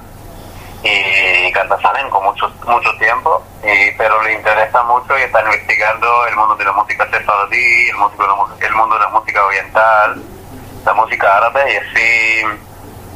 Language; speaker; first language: Spanish; non-native, fluent; Hebrew